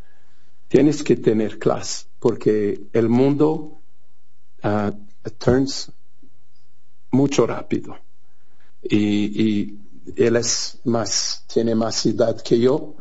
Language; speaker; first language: Spanish; non-native, fluent; Portuguese